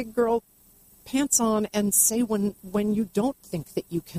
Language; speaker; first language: English; native; English